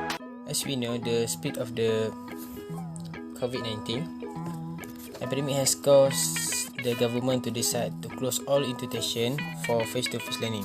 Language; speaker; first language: English; non-native, local second language; Malay